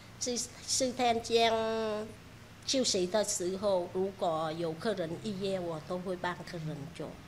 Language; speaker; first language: Chinese; non-native, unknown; Vietnamese